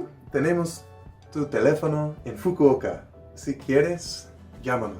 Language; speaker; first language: Spanish; non-native, learner; English